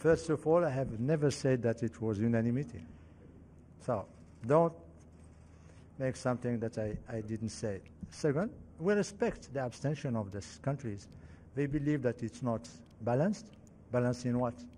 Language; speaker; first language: English; non-native, fluent; Arabic